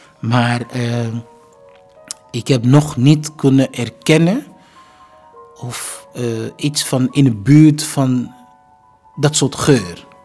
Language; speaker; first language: Dutch; non-native, fluent; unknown